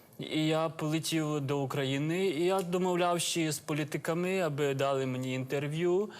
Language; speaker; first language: Ukrainian; early bilingual, heritage; Ukrainian